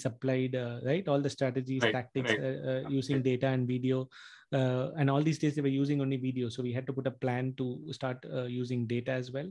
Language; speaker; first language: English; non-native, local second language; Tamil